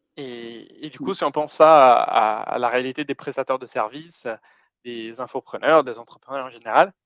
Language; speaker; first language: French; non-native, fluent; Portuguese